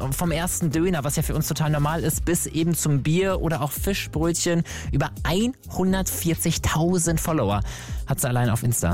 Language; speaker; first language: German; native; German